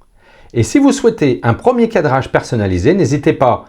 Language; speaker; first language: French; native; French